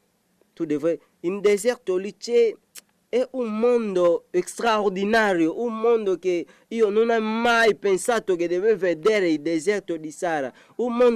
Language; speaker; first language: Italian; non-native, learner; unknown